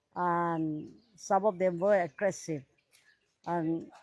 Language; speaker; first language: English; non-native, learner; Thai